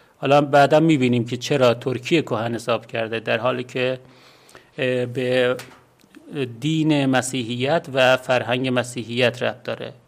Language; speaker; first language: Persian; non-native, local second language; Azerbaijani